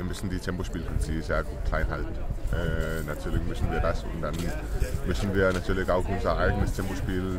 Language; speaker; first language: German; non-native, learner; Danish